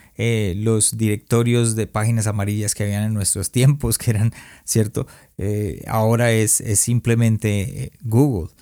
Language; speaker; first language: Spanish; early bilingual, heritage; Spanish